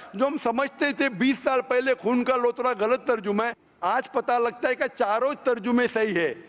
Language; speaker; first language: Hindi; non-native, local second language; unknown